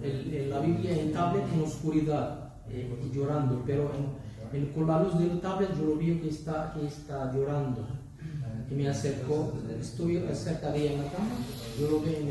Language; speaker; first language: Spanish; non-native, learner; Arabic